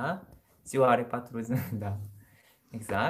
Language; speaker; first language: Romanian; non-native, fluent; Korean